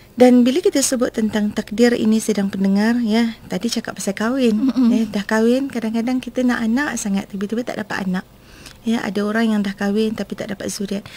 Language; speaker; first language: Malay; native; Malay